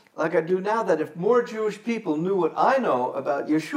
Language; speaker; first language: English; native; English